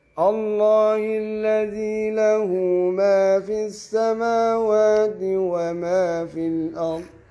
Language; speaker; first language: Arabic; non-native, learner; Indonesian